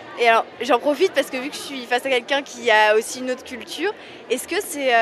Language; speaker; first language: French; native; French